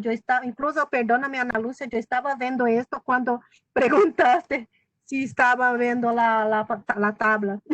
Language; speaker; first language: Spanish; non-native, fluent; Portuguese